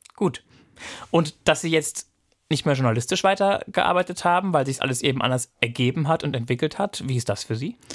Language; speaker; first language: German; native; German